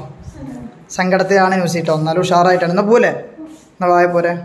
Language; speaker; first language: Malayalam; native; Malayalam